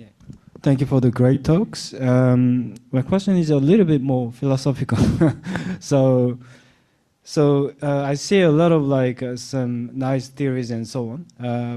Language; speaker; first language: English; non-native, fluent; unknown